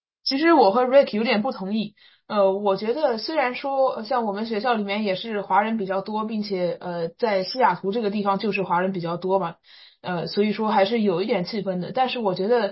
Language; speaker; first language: Chinese; early bilingual, other home language; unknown